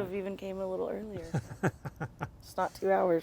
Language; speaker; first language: English; native; English